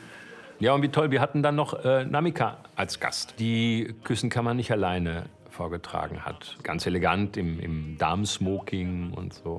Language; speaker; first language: German; native; German